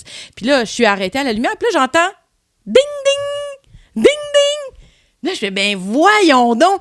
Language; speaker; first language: French; native; French